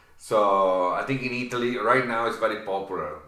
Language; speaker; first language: English; non-native, fluent; Italian